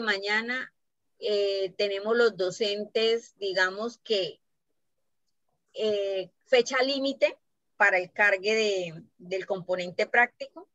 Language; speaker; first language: Spanish; native; Spanish